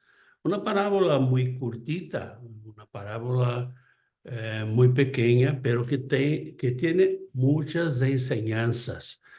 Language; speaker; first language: Spanish; non-native, fluent; Portuguese